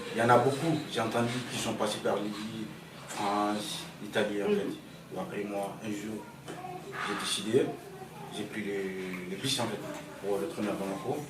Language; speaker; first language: French; non-native, local second language; Soninke